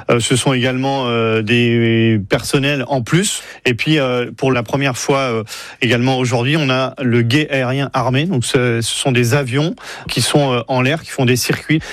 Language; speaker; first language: French; native; French